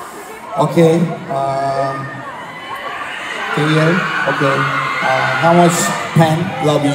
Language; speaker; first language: English; non-native, learner; Korean